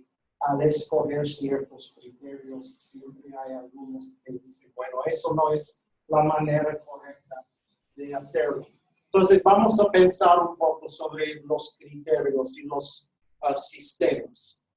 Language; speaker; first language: Spanish; non-native, fluent; English